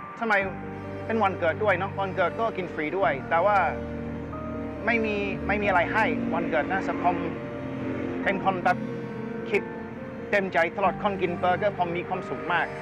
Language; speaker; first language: Thai; non-native, learner; English